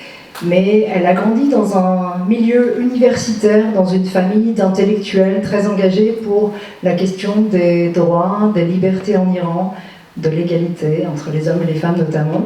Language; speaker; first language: French; native; French